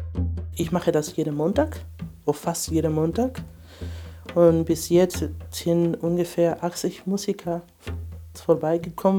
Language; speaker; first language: German; non-native, fluent; Spanish